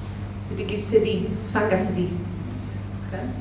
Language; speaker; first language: Indonesian; non-native, fluent; Spanish